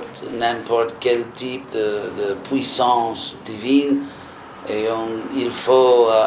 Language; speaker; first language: French; non-native, fluent; English